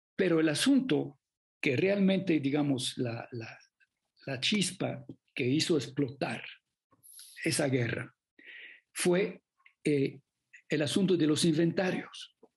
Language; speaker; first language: Spanish; non-native, fluent; French